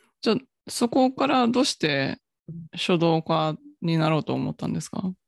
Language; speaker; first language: Japanese; native; Japanese